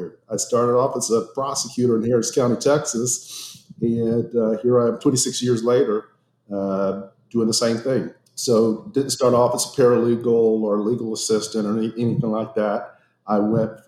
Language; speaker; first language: English; native; English